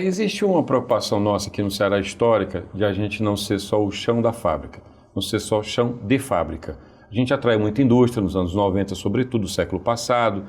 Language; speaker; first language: Portuguese; native; Portuguese